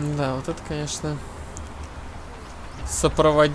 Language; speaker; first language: Russian; native; Russian